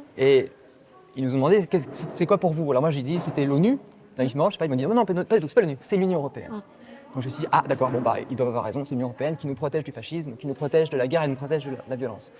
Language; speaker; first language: French; native; French